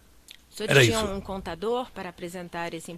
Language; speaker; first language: Portuguese; native; Portuguese